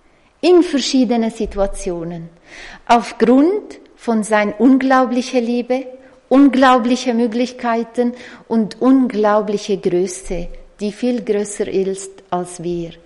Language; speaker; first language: German; non-native, fluent; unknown